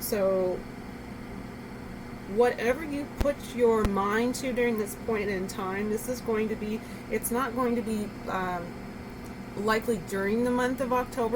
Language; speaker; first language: English; native; English